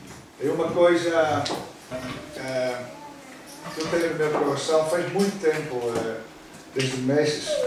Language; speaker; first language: Portuguese; non-native, fluent; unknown